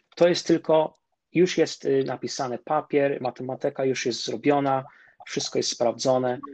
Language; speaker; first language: Polish; early bilingual, heritage; Polish